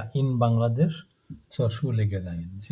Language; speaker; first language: German; non-native, fluent; Bangla